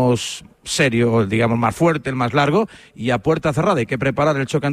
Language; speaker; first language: Spanish; native; Spanish